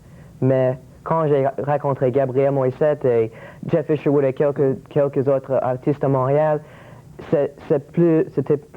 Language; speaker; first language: French; non-native, local second language; English